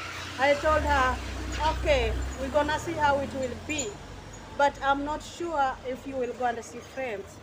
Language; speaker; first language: English; non-native, learner; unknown